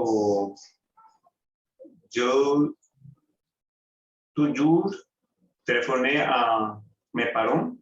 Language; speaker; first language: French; non-native, learner; Spanish